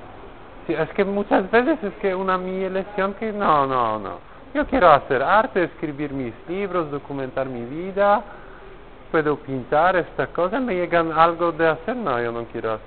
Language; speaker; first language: Spanish; non-native, learner; Polish